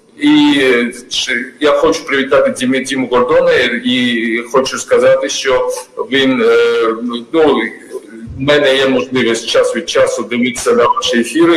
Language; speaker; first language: Ukrainian; non-native, learner; Georgian